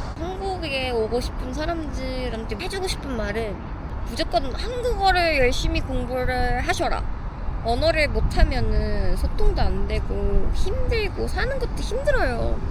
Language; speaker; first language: Korean; non-native, fluent; Uzbek